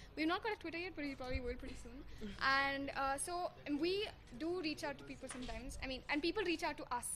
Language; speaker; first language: English; non-native, local second language; Hindi